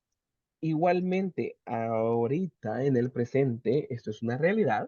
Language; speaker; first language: Spanish; native; Spanish